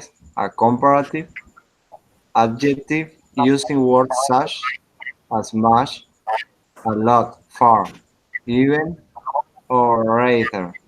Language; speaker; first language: English; non-native, learner; Spanish